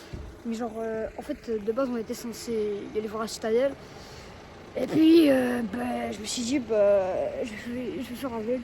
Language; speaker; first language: French; native; French